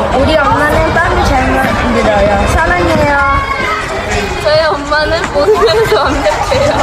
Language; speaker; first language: Korean; early bilingual, heritage; Korean